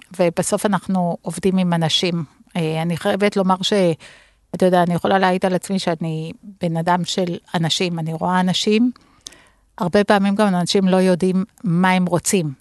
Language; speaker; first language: Hebrew; native; Hebrew